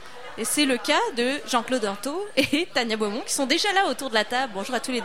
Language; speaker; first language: French; native; French